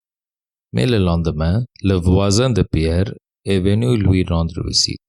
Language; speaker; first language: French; non-native, fluent; English